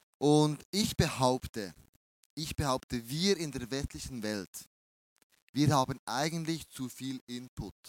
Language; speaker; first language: German; native; German